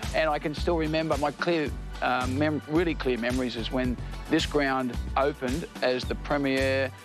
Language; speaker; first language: English; native; English